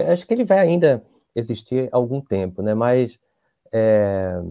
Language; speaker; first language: Portuguese; native; Portuguese